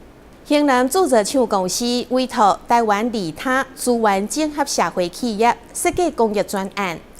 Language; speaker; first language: Chinese; native; Chinese